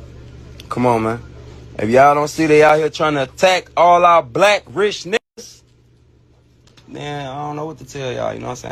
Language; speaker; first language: English; native; English